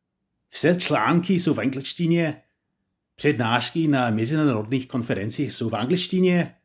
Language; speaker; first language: Czech; non-native, learner; English